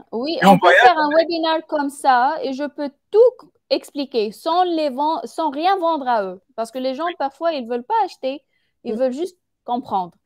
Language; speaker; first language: French; non-native, fluent; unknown